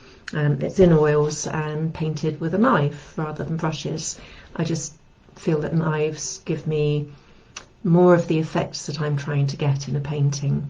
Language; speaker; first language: English; native; English